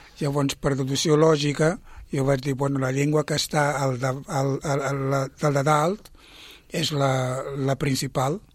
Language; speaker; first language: Catalan; non-native, fluent; Portuguese